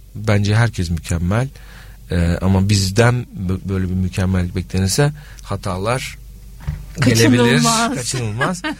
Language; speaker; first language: Turkish; native; Turkish